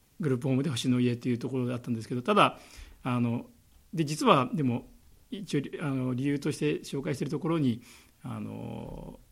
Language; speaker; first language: Japanese; native; Japanese